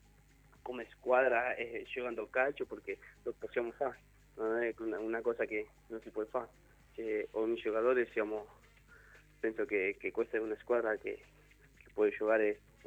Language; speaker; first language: Italian; non-native, learner; Spanish